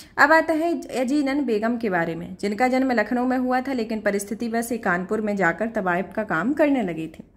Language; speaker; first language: Hindi; native; Hindi